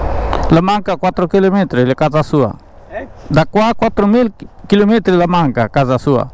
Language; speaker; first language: Italian; non-native, learner; Bangla